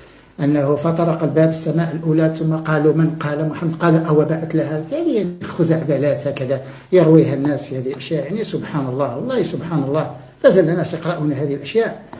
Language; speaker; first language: Arabic; native; Arabic